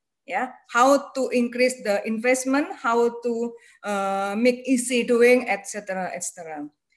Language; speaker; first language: English; non-native, learner; Indonesian